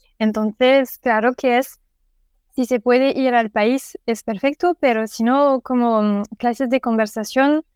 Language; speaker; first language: Spanish; non-native, learner; French